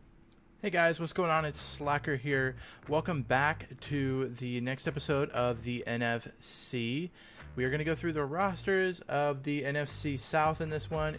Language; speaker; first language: English; native; English